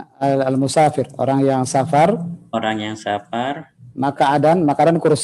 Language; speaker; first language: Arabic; non-native, fluent; Indonesian